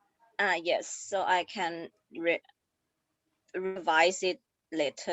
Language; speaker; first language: English; non-native, fluent; Thai